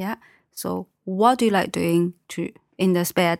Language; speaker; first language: English; non-native, fluent; Chinese